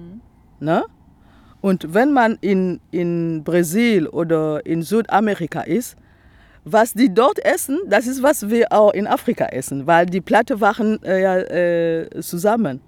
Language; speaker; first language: German; non-native, fluent; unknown